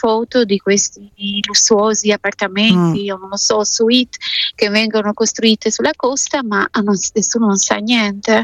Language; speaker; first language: Italian; non-native, fluent; Albanian